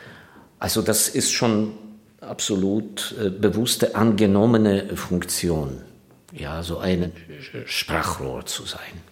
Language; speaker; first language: German; non-native, fluent; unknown